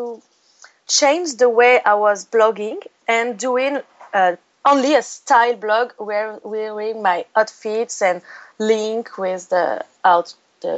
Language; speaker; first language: English; non-native, fluent; French